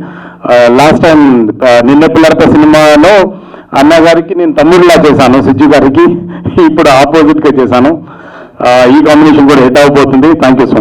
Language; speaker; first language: Telugu; native; Telugu